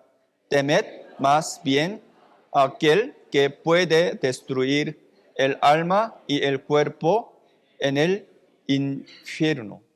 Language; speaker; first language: Spanish; non-native, fluent; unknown